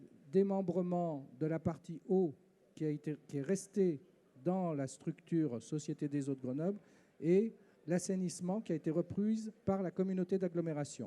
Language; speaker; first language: French; native; French